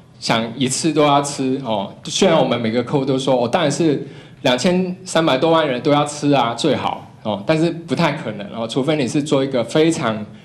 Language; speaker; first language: Chinese; non-native, local second language; Cantonese